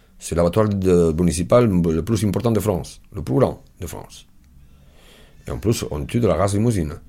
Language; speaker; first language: French; non-native, fluent; Spanish